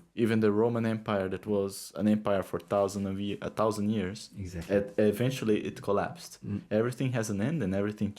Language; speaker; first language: English; non-native, fluent; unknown